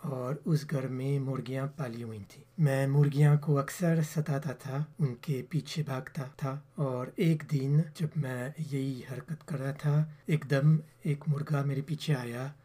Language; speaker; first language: Urdu; early bilingual, heritage; Urdu